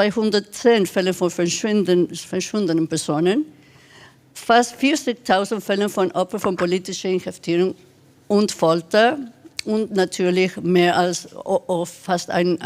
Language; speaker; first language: German; non-native, fluent; Spanish